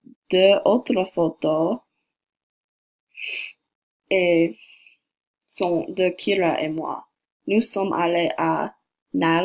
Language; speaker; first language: French; non-native, learner; English